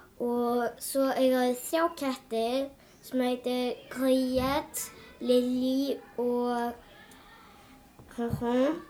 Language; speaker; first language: Icelandic; early bilingual, other home language; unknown